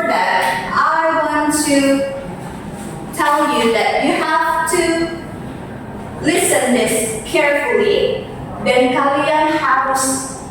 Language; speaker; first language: English; non-native, fluent; Indonesian